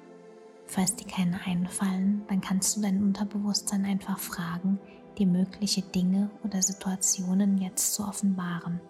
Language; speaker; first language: German; native; German